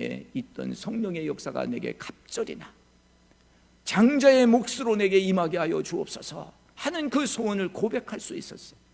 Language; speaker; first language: Korean; native; Korean